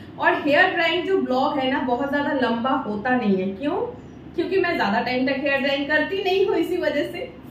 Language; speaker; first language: Hindi; non-native, local second language; Bangla